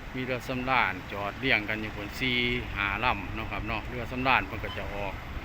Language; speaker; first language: Thai; non-native, local second language; Northeastern Thai